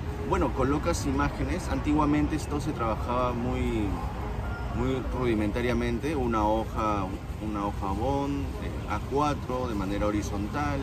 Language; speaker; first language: Spanish; native; Spanish